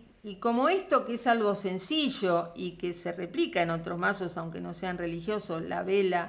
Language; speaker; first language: Spanish; native; Spanish